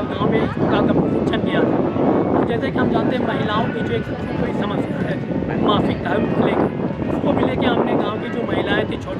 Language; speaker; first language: Hindi; native; Hindi